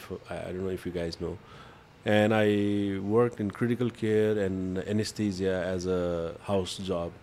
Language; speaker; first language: English; non-native, local second language; Maithili